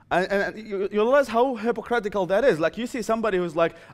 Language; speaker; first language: English; non-native, fluent; Arabic